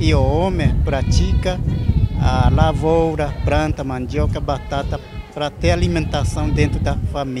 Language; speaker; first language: Portuguese; non-native, local second language; Guarani